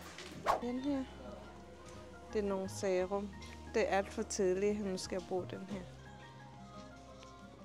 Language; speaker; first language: Danish; non-native, learner; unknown